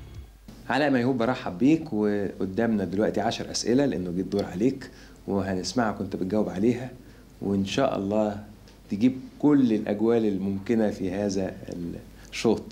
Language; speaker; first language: Arabic; native; Arabic